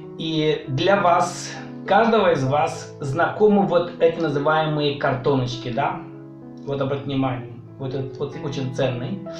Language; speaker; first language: Russian; non-native, local second language; Romanian